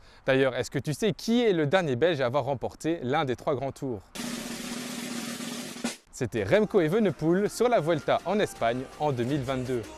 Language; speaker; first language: French; native; French